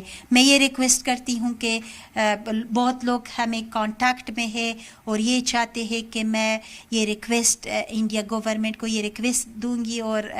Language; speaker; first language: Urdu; non-native, learner; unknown